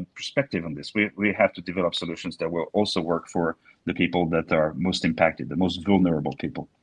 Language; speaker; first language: English; non-native, fluent; French